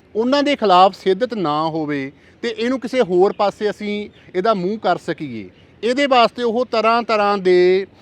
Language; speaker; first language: Punjabi; native; Punjabi